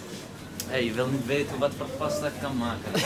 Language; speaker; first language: Dutch; early bilingual, other home language; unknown